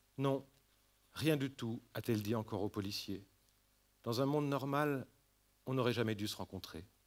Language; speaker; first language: French; native; French